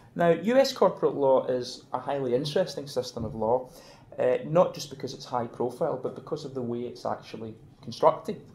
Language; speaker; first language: English; native; English